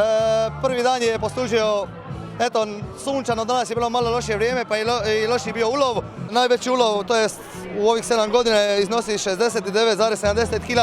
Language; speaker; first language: Bosnian; native; Bosnian